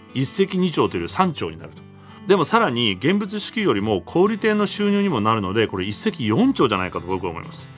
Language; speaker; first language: Japanese; native; Japanese